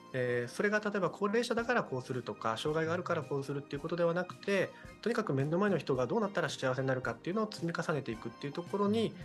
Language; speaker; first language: Japanese; native; Japanese